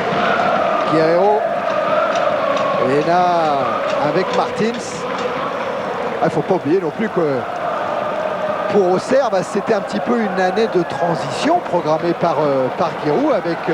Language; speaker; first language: French; native; French